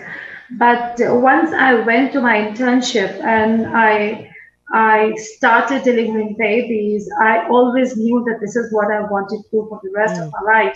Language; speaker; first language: English; non-native, local second language; Hindi